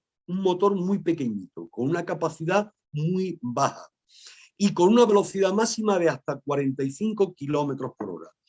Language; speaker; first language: Spanish; native; Spanish